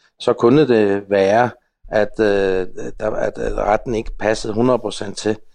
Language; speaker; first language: Danish; non-native, local second language; Faroese